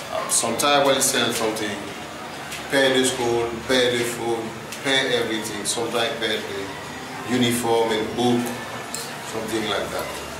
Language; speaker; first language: English; non-native, learner; Haitian Creole